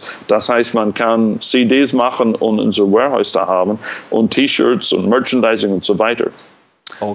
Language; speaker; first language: German; non-native, fluent; English